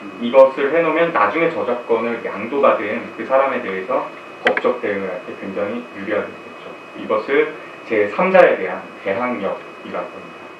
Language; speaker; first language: Korean; native; Korean